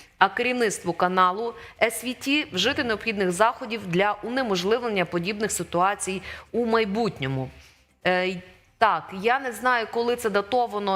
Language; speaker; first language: Ukrainian; native; Ukrainian